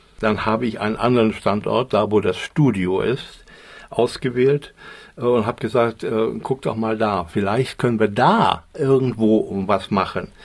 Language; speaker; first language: German; native; German